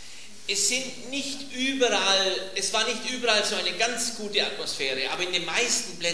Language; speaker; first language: German; native; German